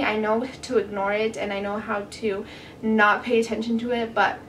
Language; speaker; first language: English; native; English